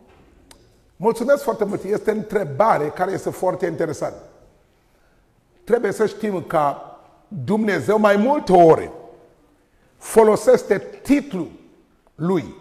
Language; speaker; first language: Romanian; non-native, learner; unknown